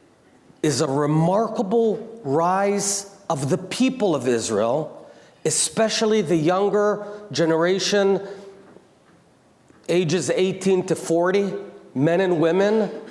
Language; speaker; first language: English; non-native, local second language; Hebrew